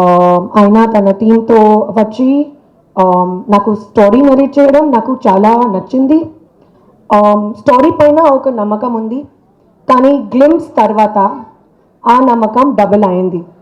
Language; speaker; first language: Telugu; non-native, local second language; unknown